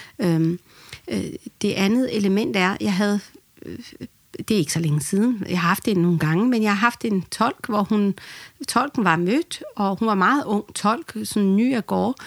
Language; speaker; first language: Danish; early bilingual, other home language; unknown